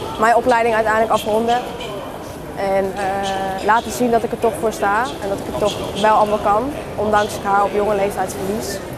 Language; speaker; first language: Dutch; early bilingual, heritage; Dutch